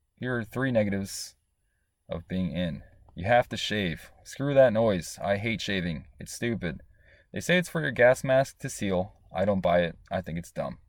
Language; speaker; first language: English; native; English